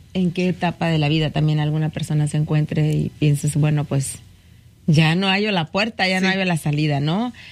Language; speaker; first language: Spanish; native; Spanish